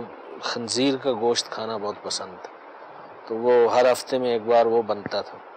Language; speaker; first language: Urdu; native; Urdu